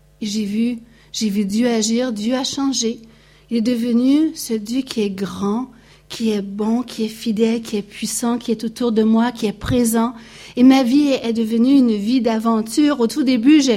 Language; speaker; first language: French; native; French